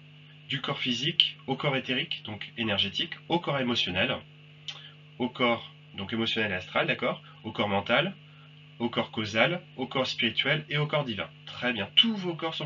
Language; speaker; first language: French; native; French